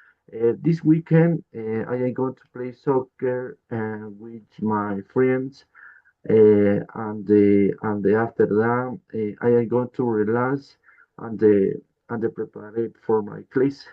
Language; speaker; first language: English; non-native, learner; Spanish